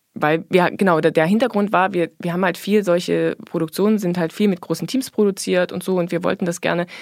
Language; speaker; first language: German; native; German